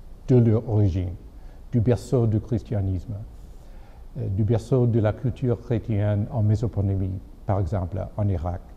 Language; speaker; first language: French; non-native, fluent; English